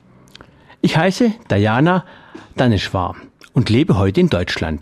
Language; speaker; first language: German; native; German